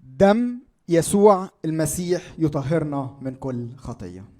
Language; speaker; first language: Arabic; native; Arabic